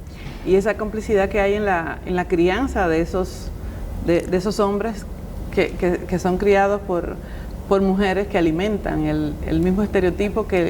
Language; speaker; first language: Spanish; native; Spanish